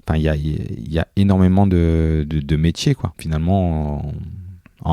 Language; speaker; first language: French; native; French